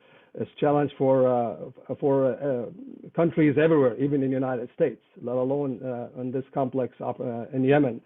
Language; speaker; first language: English; non-native, fluent; Arabic